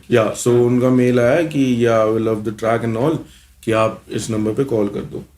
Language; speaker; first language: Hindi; early bilingual, other home language; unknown